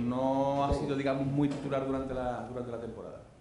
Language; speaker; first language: Spanish; native; Spanish